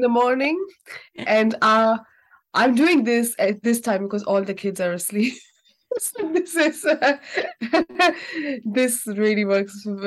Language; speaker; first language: English; non-native, local second language; Urdu